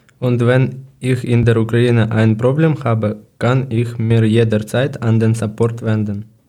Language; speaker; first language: German; non-native, learner; Ukrainian